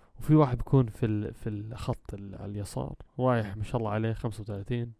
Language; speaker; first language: Arabic; early bilingual, heritage; Arabic